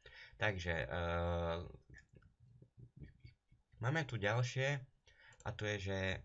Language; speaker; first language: Slovak; native; Slovak